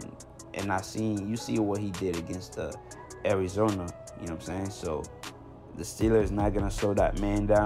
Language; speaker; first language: English; native; English